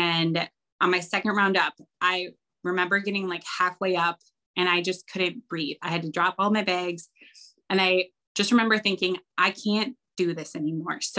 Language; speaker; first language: English; native; English